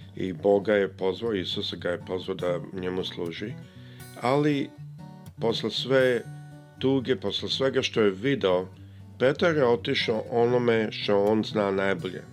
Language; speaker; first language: Serbian; early bilingual, heritage; Serbian